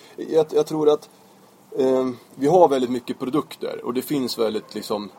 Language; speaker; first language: Swedish; native; Swedish